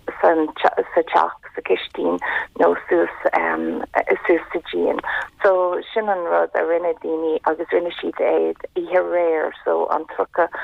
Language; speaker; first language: Irish; non-native, local second language; English